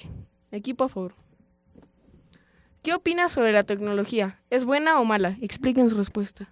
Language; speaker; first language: Spanish; native; Spanish